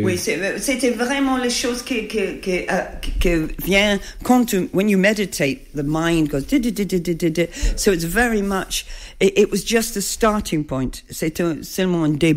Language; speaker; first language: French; non-native, learner; English